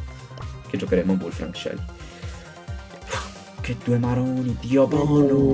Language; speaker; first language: Italian; native; Italian